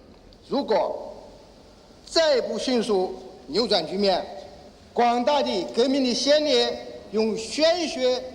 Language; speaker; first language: Chinese; native; Chinese